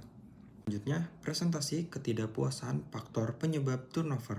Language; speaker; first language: Indonesian; native; Indonesian